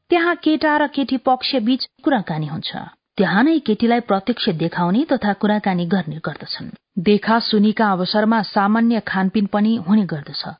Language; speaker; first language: Nepali; native; Nepali